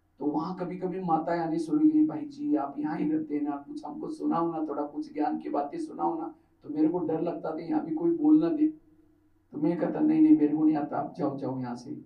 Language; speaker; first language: Hindi; non-native, local second language; Marathi